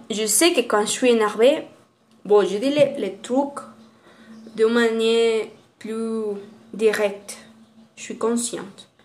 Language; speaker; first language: French; non-native, learner; Spanish